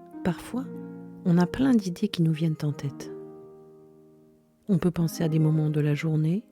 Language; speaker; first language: French; native; French